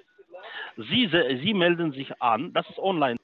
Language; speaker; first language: German; non-native, fluent; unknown